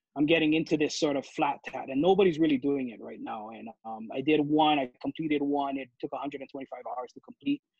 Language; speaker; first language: English; native; English